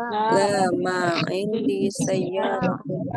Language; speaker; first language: Arabic; non-native, learner; Indonesian